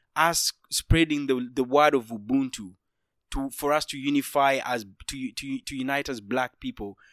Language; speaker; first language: English; non-native, local second language; Ganda